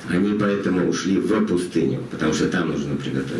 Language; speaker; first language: Russian; native; Russian